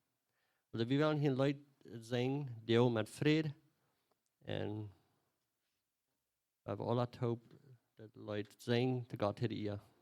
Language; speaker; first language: German; non-native, learner; Plautdietsch